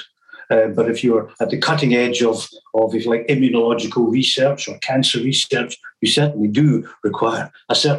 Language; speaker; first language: English; native; English